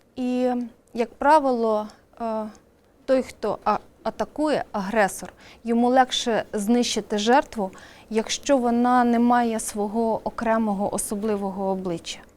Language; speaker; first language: Ukrainian; native; Ukrainian